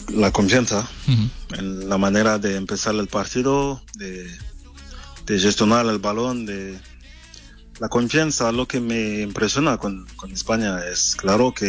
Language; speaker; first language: Spanish; non-native, fluent; French